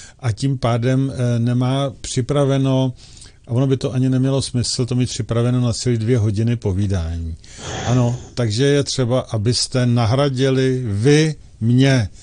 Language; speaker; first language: Czech; native; Czech